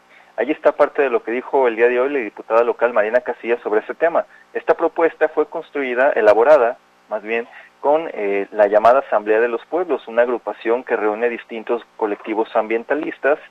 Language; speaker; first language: Spanish; native; Spanish